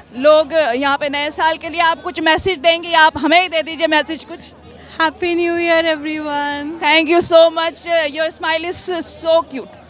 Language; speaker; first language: Hindi; native; Hindi